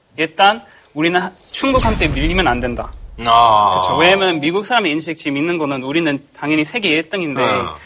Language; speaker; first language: Korean; non-native, fluent; English